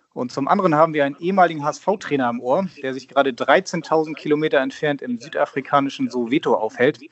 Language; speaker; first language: German; native; German